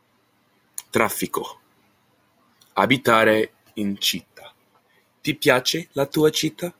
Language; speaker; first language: Italian; non-native, learner; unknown